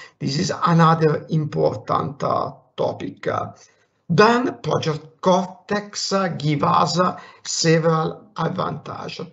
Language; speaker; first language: English; non-native, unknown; Italian